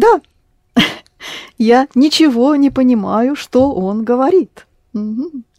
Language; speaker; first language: Russian; non-native, fluent; English